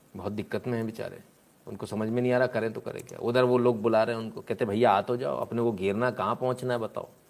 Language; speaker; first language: Hindi; native; Hindi